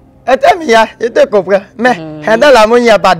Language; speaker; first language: French; non-native, local second language; Haitian Creole